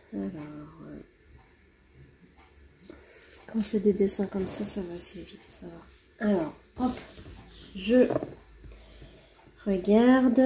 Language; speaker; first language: French; native; French